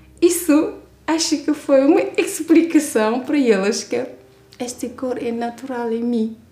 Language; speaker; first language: Portuguese; non-native, fluent; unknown